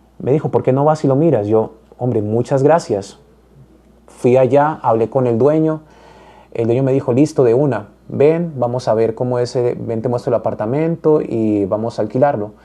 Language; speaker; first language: Spanish; native; Spanish